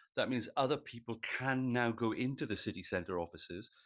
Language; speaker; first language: English; native; English